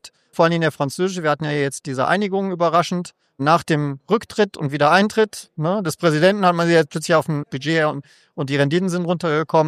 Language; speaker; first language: German; native; German